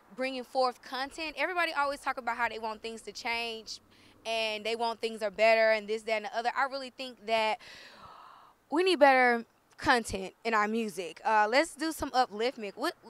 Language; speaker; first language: English; native; English